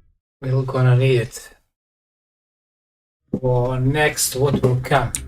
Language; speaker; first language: English; non-native, fluent; Serbian